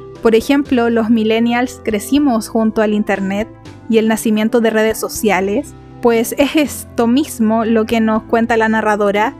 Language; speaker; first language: Spanish; native; Spanish